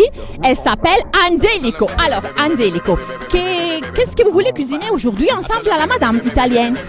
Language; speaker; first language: French; non-native, learner; Italian